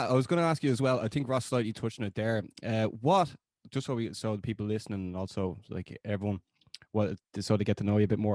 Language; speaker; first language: English; native; English